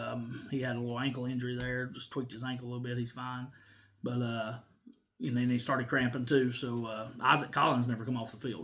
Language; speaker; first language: English; native; English